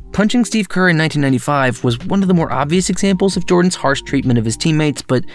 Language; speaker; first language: English; native; English